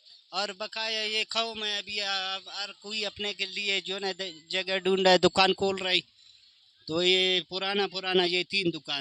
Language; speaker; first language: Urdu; non-native, local second language; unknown